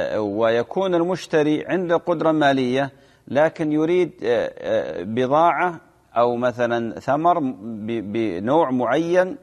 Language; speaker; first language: Arabic; native; Arabic